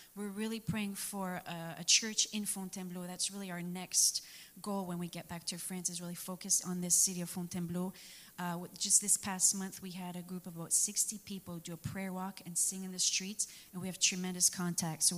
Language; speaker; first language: English; early bilingual, other home language; French